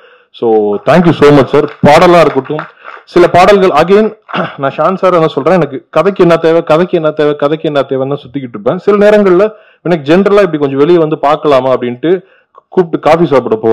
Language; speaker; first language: Tamil; native; Tamil